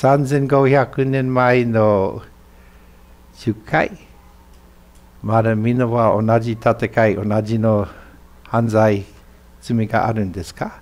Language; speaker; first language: Japanese; non-native, fluent; English